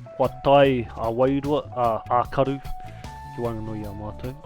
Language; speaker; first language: Māori; non-native, local second language; English